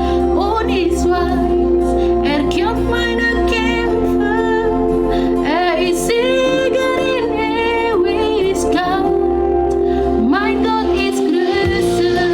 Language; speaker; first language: German; non-native, learner; Indonesian